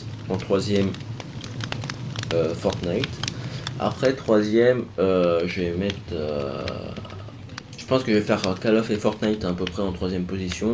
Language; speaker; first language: French; native; French